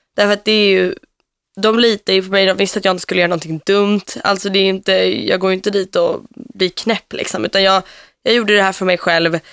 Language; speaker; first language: Swedish; early bilingual, heritage; Swedish